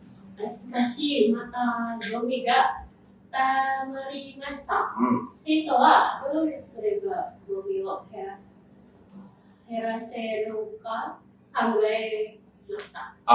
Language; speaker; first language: Japanese; non-native, learner; Indonesian